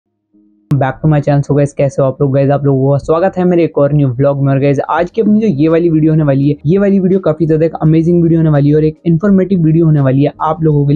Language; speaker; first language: Hindi; native; Hindi